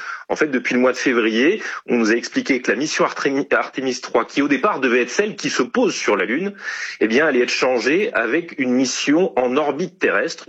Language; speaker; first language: French; native; French